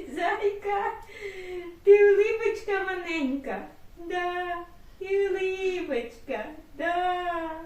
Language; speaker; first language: Ukrainian; native; Ukrainian